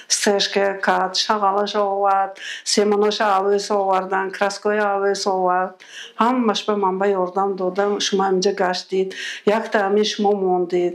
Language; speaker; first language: Tajik; non-native, local second language; Kyrgyz